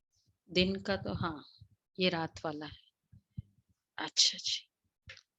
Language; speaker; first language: Hindi; native; Hindi